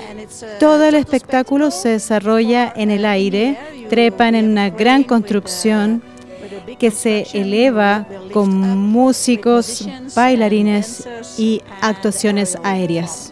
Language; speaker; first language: Spanish; non-native, fluent; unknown